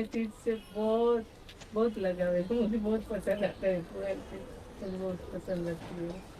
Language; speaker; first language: Hindi; non-native, local second language; Marathi